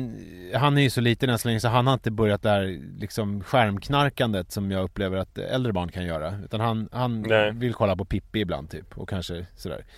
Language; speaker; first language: Swedish; native; Swedish